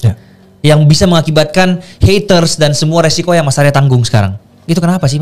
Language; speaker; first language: Indonesian; native; Indonesian